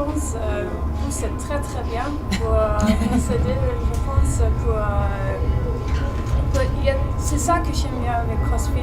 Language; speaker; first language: French; non-native, learner; Danish